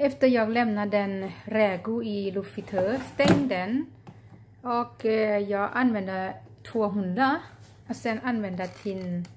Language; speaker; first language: Swedish; non-native, learner; Thai